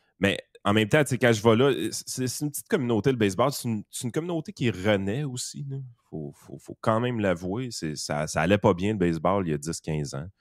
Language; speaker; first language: French; native; French